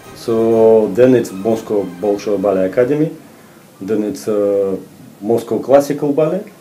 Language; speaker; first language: English; non-native, fluent; Russian